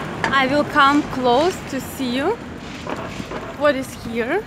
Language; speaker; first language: English; non-native, fluent; Ukrainian